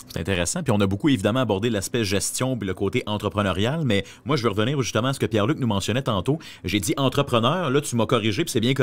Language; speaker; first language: French; native; French